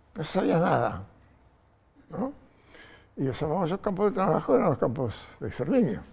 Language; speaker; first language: Spanish; non-native, fluent; Polish